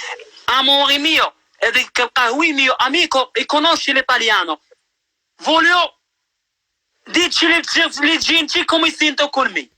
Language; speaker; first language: Italian; non-native, learner; Arabic